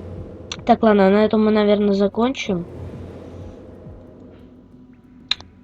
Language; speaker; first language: Russian; native; Russian